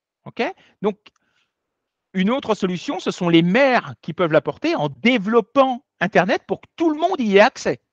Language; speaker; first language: French; native; French